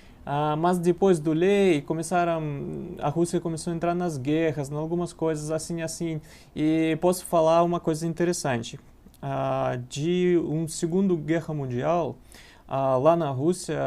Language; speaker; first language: Portuguese; non-native, learner; Russian